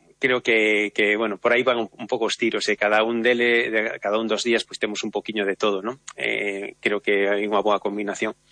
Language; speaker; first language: Galician; non-native, local second language; Spanish